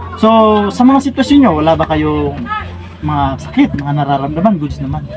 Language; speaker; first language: Filipino; non-native, local second language; Cebuano